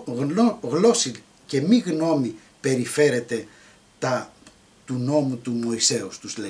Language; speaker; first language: Greek; native; Greek